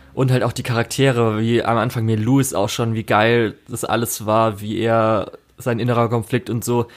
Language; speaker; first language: German; native; German